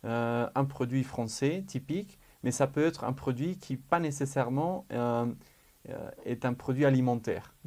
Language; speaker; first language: French; non-native, fluent; Spanish